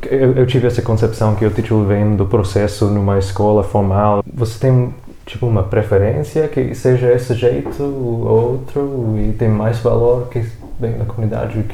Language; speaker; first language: Portuguese; non-native, fluent; English